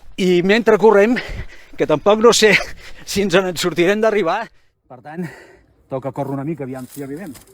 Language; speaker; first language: Catalan; native; Catalan